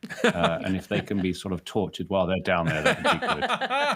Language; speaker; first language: English; native; English